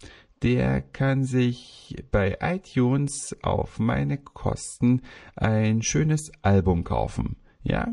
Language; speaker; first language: German; native; German